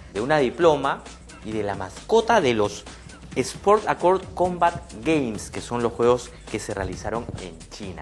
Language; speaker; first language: Spanish; native; Spanish